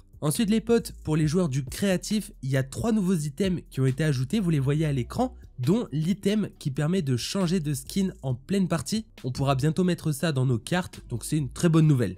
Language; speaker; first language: French; native; French